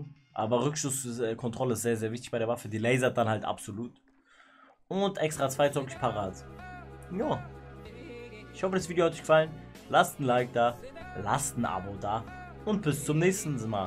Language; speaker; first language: German; native; German